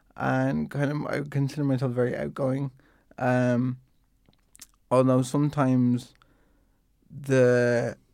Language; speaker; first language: English; native; English